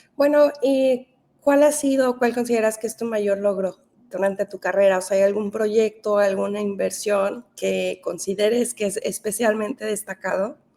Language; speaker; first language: Spanish; native; Spanish